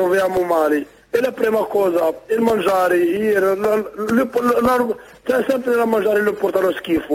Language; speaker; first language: Italian; non-native, learner; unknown